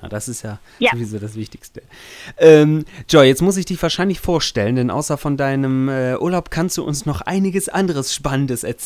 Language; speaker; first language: German; native; German